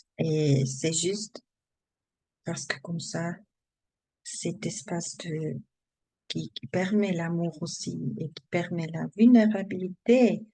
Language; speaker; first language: French; non-native, learner; German